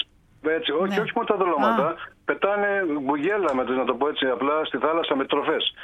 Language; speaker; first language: Greek; native; Greek